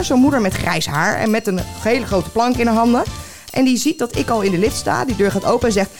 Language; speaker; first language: Dutch; native; Dutch